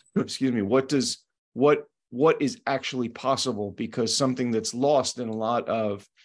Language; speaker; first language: English; native; English